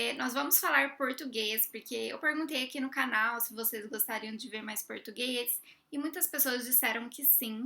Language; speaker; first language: Portuguese; native; Portuguese